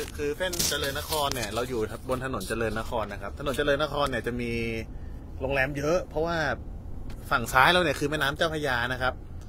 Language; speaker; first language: Thai; native; Thai